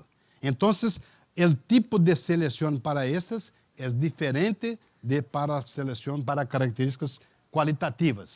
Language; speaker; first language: Spanish; non-native, learner; Portuguese